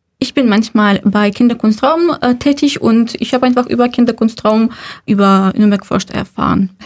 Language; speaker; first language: German; non-native, fluent; Russian